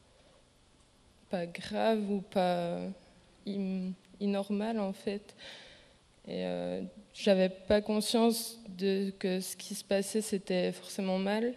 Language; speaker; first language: French; native; French